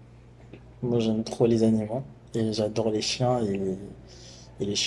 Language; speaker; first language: French; non-native, fluent; Spanish